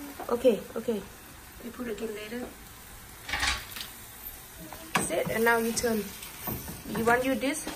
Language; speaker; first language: English; non-native, learner; Thai